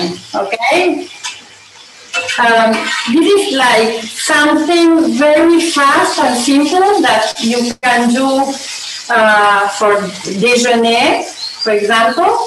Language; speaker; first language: English; non-native, learner; Spanish